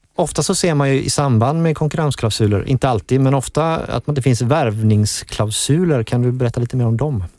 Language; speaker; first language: Swedish; native; Swedish